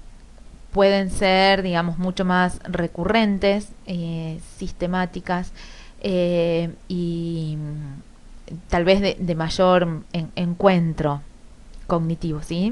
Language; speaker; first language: Spanish; native; Spanish